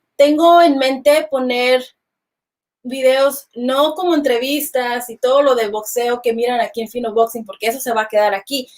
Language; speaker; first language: Spanish; early bilingual, heritage; Spanish